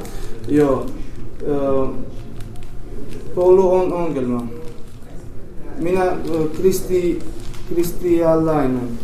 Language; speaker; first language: Finnish; non-native, learner; Armenian